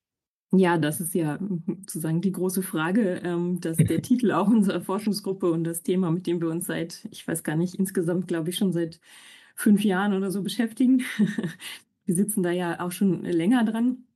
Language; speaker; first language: German; native; German